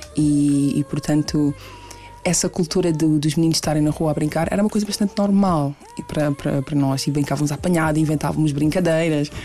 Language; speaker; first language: Portuguese; early bilingual, other home language; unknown